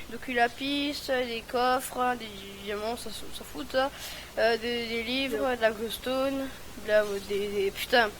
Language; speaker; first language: French; native; French